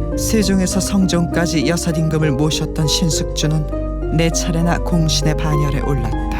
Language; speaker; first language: Korean; native; Korean